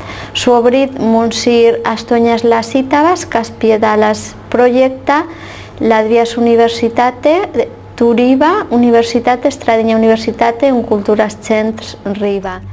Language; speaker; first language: Latvian; non-native, learner; Catalan